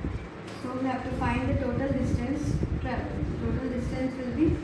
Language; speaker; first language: English; non-native, local second language; Hindi